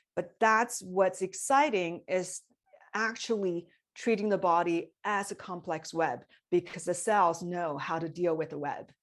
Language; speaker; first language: English; non-native, fluent; Chinese